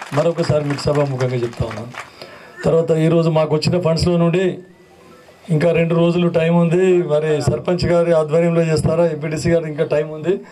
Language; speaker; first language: Telugu; native; Telugu